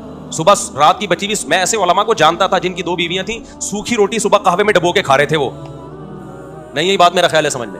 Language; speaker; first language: Urdu; native; Urdu